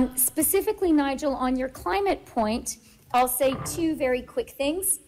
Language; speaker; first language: English; native; English